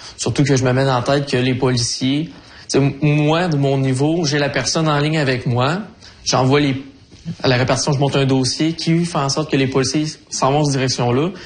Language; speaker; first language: French; native; French